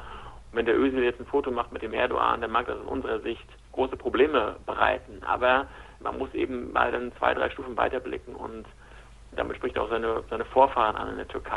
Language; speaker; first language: German; native; German